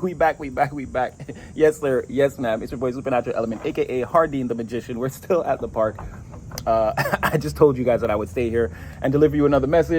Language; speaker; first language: English; native; English